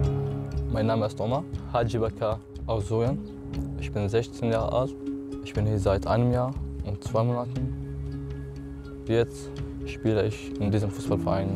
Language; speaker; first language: German; non-native, learner; Arabic